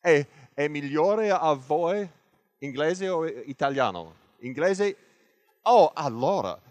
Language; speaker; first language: Italian; non-native, learner; English